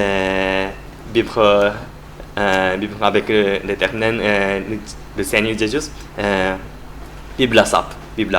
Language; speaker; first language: French; non-native, learner; Japanese